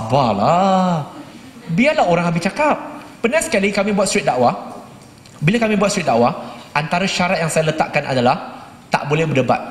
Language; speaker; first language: Malay; native; Malay